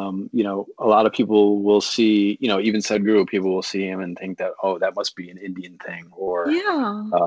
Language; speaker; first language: English; native; English